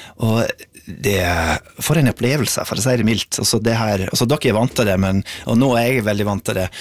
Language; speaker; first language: Norwegian; non-native, fluent; English